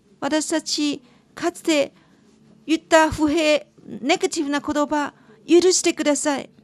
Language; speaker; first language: Japanese; non-native, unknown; Chinese